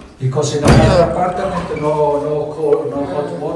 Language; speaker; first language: English; non-native, learner; Italian